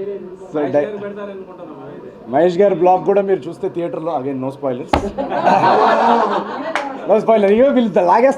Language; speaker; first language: Telugu; native; Telugu